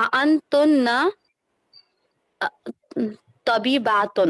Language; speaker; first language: Arabic; non-native, learner; Urdu